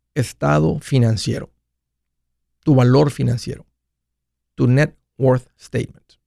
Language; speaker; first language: Spanish; native; Spanish